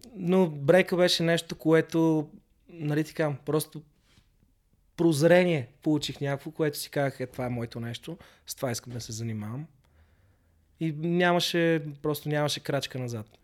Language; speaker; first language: Bulgarian; native; Bulgarian